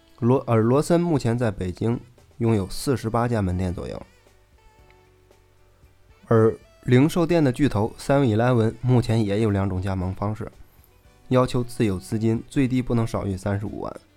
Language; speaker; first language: Chinese; native; Chinese